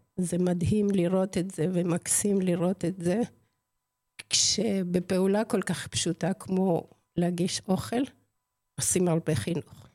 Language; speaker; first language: Hebrew; non-native, fluent; Spanish